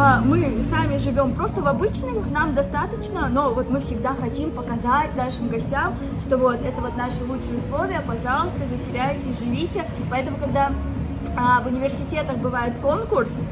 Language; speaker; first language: Russian; native; Russian